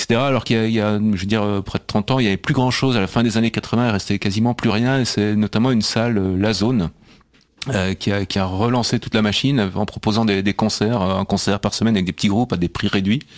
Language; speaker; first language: French; native; French